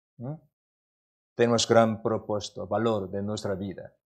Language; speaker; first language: Spanish; non-native, learner; Korean